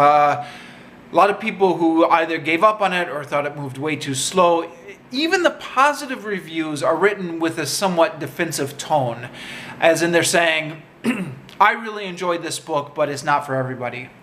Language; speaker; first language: English; native; English